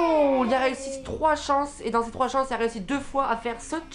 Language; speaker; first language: French; native; French